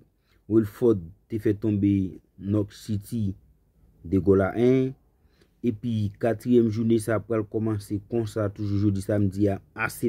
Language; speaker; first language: French; non-native, learner; Haitian Creole